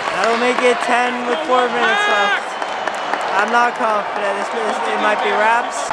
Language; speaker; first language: English; native; English